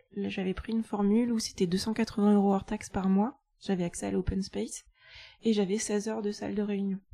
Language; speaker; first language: French; native; French